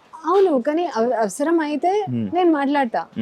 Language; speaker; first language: Telugu; non-native, learner; Hindi